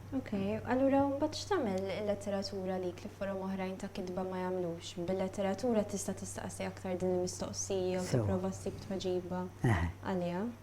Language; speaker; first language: Maltese; native; Maltese